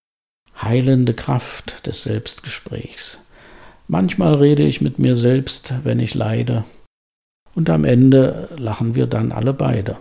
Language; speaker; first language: German; native; German